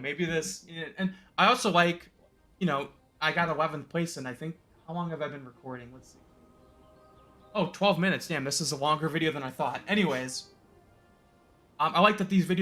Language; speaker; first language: English; native; English